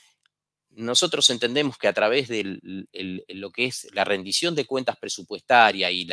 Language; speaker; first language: Spanish; native; Spanish